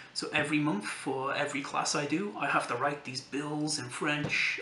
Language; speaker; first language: English; native; English